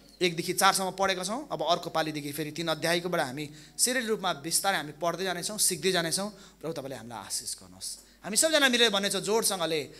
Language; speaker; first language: Nepali; non-native, local second language; Limburgish